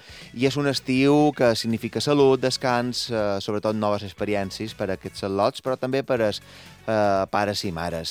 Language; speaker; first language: Catalan; native; Catalan